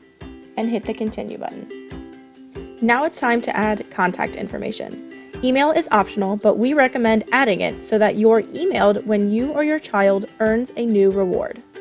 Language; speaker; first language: English; native; English